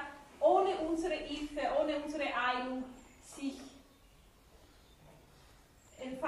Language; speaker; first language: German; non-native, fluent; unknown